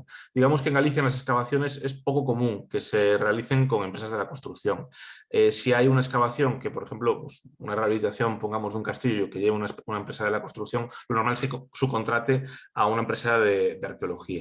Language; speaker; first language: Spanish; native; Spanish